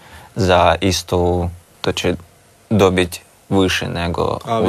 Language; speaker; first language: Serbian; non-native, learner; Russian